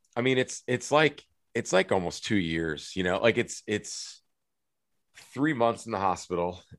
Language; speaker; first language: English; native; English